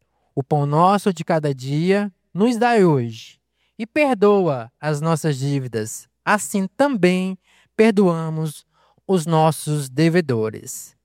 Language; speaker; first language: Portuguese; native; Portuguese